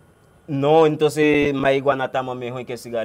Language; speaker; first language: Spanish; non-native, learner; Haitian Creole